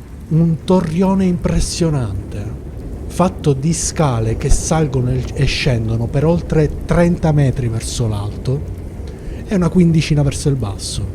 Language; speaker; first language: Italian; native; Italian